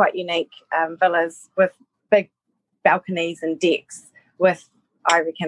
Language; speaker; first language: English; native; English